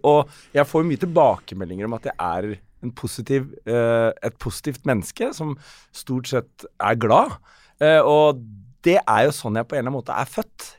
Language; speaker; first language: Norwegian; native; Norwegian